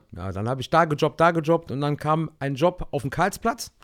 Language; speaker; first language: German; native; German